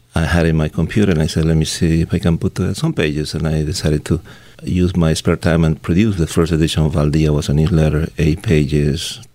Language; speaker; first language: English; non-native, fluent; Spanish